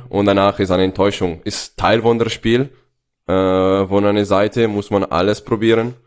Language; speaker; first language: German; non-native, fluent; Italian